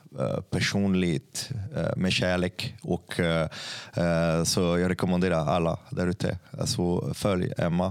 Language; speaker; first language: Swedish; non-native, fluent; French